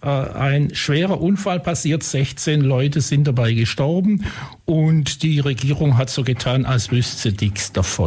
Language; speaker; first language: German; native; German